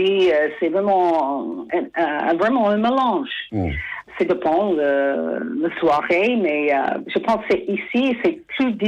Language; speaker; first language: French; non-native, fluent; English